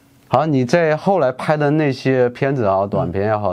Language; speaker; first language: Chinese; native; Chinese